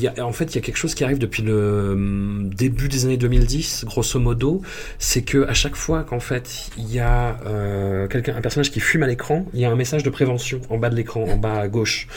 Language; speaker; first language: French; native; French